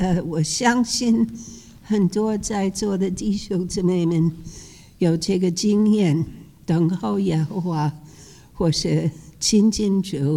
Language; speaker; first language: Chinese; non-native, fluent; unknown